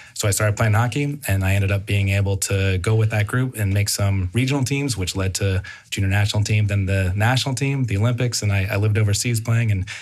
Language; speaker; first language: English; native; English